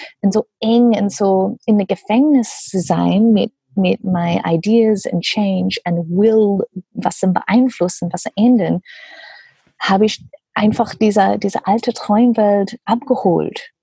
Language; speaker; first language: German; non-native, learner; English